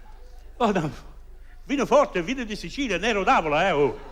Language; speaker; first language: Italian; early bilingual, heritage; French